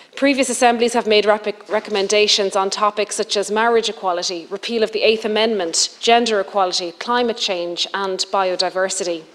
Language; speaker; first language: English; native; English